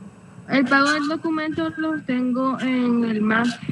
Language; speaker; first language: Spanish; native; Spanish